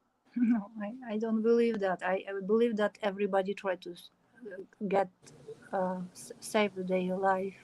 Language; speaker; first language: English; non-native, learner; Ukrainian